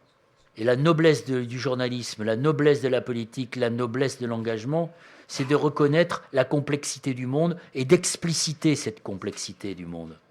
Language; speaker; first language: French; native; French